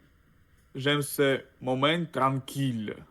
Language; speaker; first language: French; non-native, learner; Russian